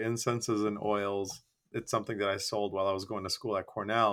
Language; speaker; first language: English; non-native, local second language; Bangla